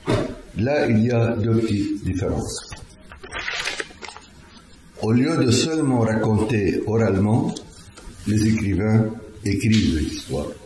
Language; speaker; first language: French; non-native, fluent; Arabic